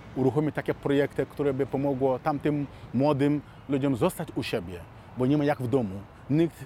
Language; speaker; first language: Polish; non-native, fluent; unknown